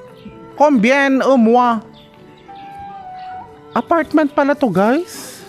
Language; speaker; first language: French; non-native, learner; Filipino